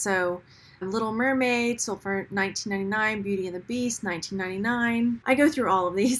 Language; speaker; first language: English; native; English